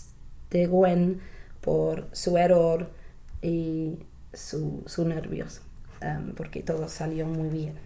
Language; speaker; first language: Spanish; non-native, learner; English